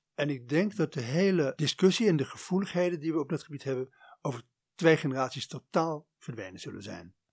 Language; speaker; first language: Dutch; native; Dutch